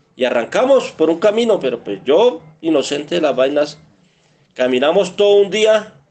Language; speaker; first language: Spanish; native; Spanish